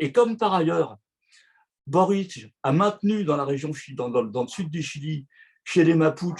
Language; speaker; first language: French; native; French